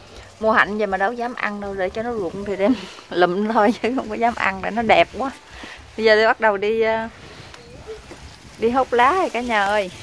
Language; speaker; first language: Vietnamese; native; Vietnamese